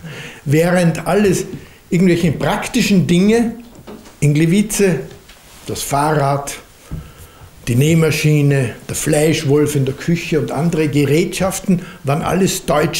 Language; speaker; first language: German; native; German